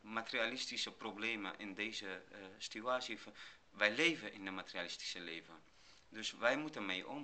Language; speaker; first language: Dutch; non-native, learner; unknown